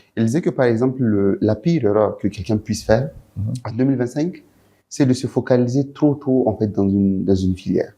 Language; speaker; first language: French; non-native, local second language; Hausa